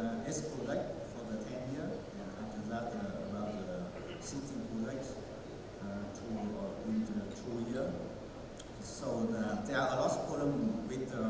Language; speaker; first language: English; non-native, learner; Vietnamese